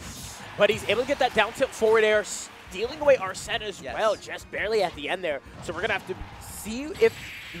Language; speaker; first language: English; native; English